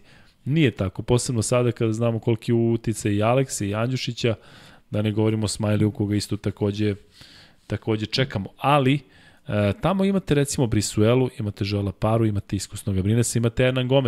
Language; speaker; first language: Serbian; native; Serbian